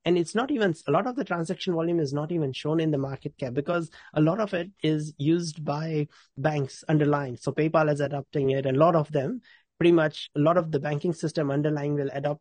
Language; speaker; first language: English; native; English